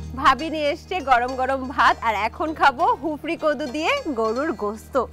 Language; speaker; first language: Bangla; native; Bangla